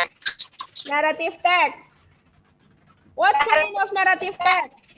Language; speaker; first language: English; non-native, local second language; Indonesian